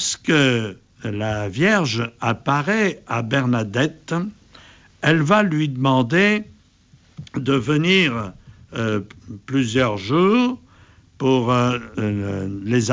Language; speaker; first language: French; native; French